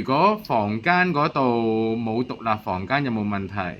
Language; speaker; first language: Cantonese; native; Cantonese